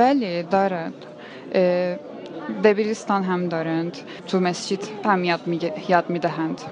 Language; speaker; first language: Persian; non-native, learner; Turkish